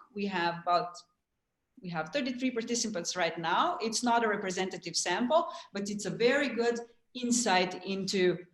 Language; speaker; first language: English; non-native, fluent; Slovenian